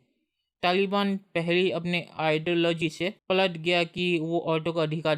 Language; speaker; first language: Hindi; native; Hindi